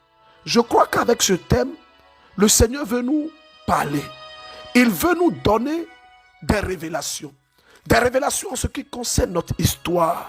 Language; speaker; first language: French; native; French